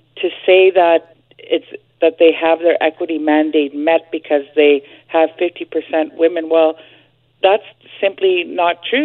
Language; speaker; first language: English; native; English